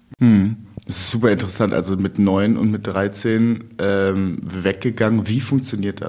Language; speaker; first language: German; native; German